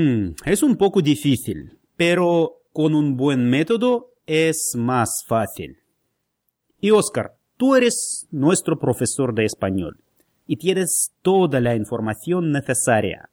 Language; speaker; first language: Spanish; non-native, fluent; Russian